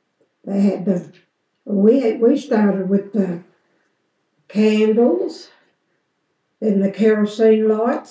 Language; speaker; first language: English; native; English